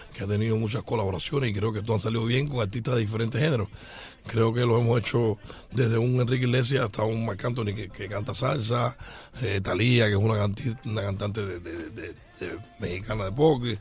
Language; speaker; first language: Spanish; native; Spanish